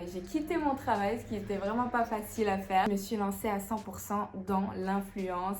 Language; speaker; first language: French; non-native, local second language; Arabic